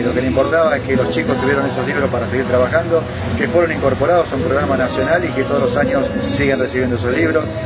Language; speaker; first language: Spanish; native; Spanish